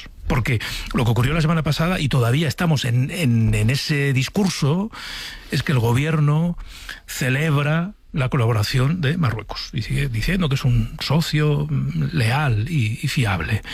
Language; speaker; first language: Spanish; native; Spanish